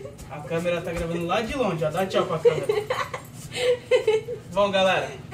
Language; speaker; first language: Portuguese; native; Portuguese